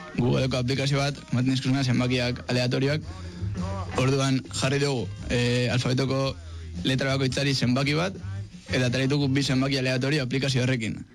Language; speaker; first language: Basque; non-native, local second language; Spanish